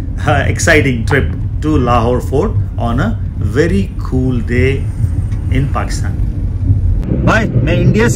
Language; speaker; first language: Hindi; non-native, local second language; Telugu